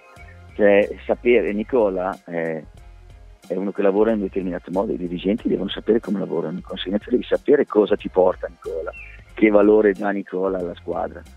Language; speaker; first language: Italian; native; Italian